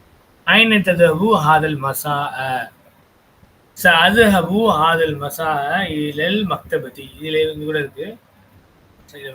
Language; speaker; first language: Arabic; non-native, fluent; Tamil